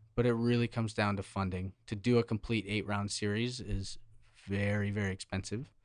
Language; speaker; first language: English; native; English